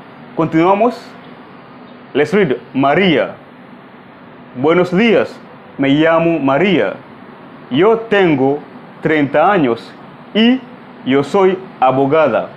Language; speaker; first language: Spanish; non-native, fluent; Swahili